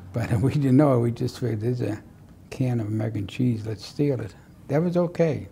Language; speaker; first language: English; native; English